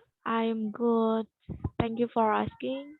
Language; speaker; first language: English; non-native, learner; Indonesian